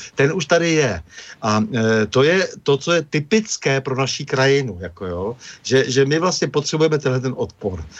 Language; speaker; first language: Czech; native; Czech